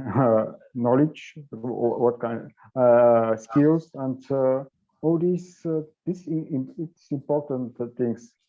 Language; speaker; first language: English; non-native, learner; Bulgarian